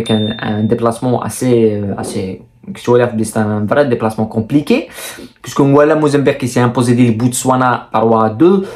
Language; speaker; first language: French; non-native, local second language; Kabyle